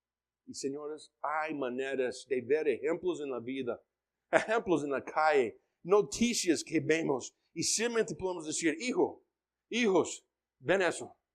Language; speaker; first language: Spanish; non-native, fluent; English